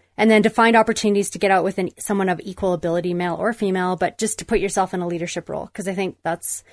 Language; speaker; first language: English; native; English